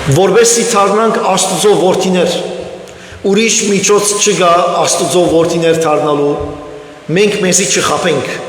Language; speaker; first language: Armenian; early bilingual, heritage; Armenian